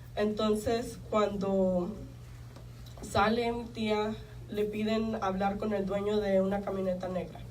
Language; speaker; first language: Spanish; early bilingual, heritage; Spanish